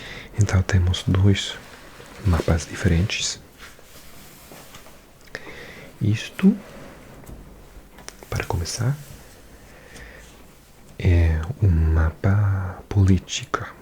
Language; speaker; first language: Portuguese; non-native, learner; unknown